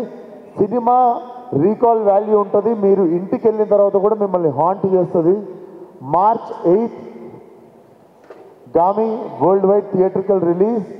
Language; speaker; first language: Telugu; native; Telugu